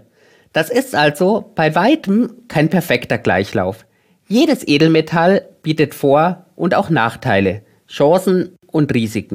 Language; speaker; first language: German; native; German